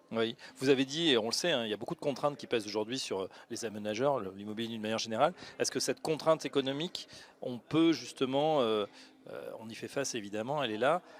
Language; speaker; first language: French; native; French